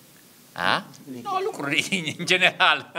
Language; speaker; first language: Romanian; non-native, learner; Italian